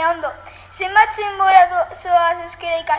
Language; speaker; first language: Basque; non-native, local second language; Spanish